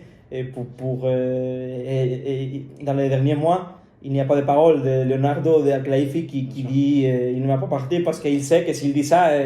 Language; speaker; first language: French; non-native, fluent; Spanish